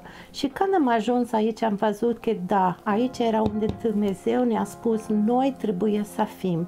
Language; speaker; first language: Romanian; non-native, fluent; English